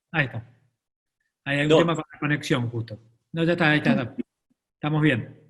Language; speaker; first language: Spanish; native; Spanish